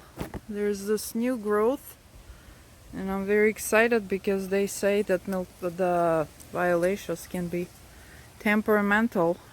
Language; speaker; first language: English; non-native, fluent; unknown